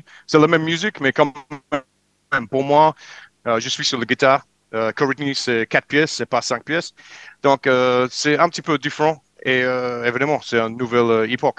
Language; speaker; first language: French; non-native, learner; English